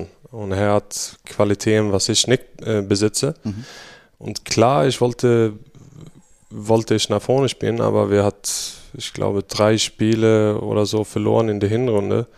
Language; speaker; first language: German; non-native, fluent; Swedish